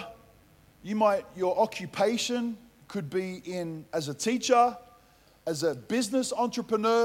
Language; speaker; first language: English; native; English